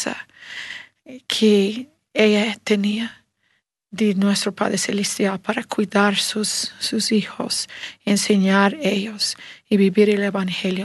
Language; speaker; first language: Spanish; non-native, learner; English